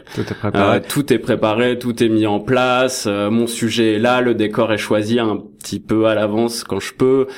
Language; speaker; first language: French; native; French